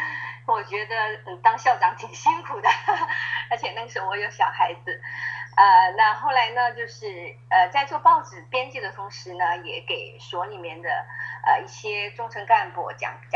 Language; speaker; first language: Chinese; native; Chinese